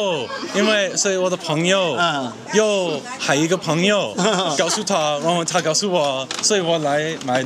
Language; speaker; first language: Chinese; non-native, learner; English